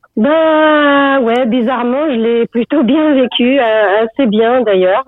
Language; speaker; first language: French; non-native, local second language; Arabic